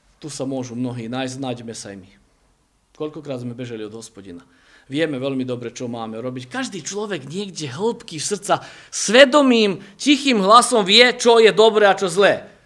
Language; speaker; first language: Slovak; native; Slovak